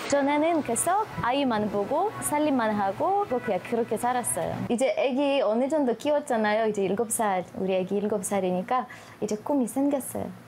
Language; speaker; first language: Korean; non-native, learner; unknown